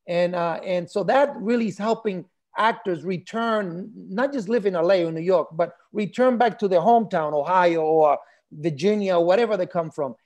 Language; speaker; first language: English; early bilingual, other home language; Spanish